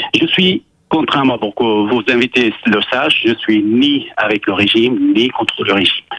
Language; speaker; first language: French; non-native, fluent; Arabic